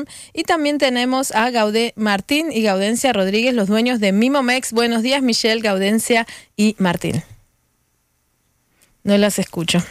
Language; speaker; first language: Spanish; native; Spanish